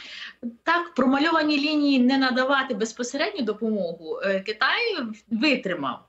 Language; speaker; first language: Ukrainian; native; Ukrainian